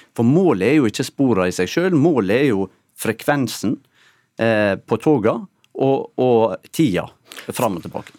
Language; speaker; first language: Norwegian; native; Norwegian